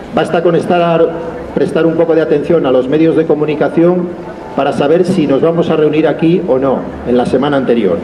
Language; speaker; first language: Spanish; native; Spanish